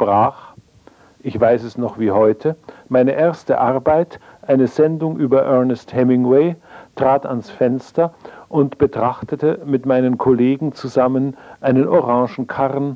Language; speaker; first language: German; native; German